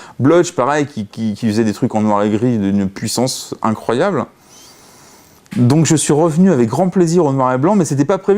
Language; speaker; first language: French; native; French